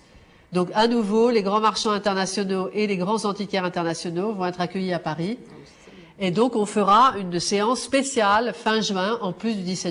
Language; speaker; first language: French; native; French